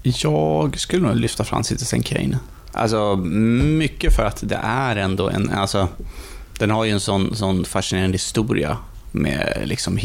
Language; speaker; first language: Swedish; native; Swedish